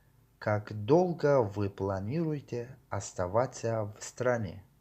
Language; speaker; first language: Russian; non-native, local second language; Tajik